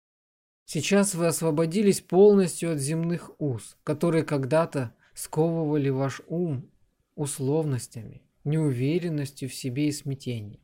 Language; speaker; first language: Russian; native; Russian